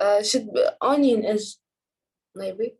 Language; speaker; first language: English; non-native, learner; Arabic